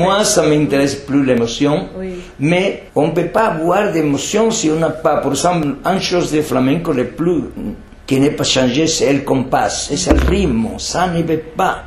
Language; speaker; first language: French; non-native, fluent; Spanish